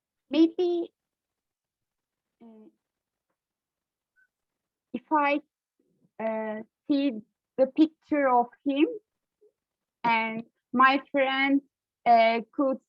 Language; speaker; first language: English; non-native, learner; Turkish